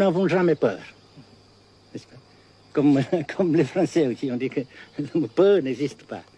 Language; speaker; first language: French; non-native, fluent; Vietnamese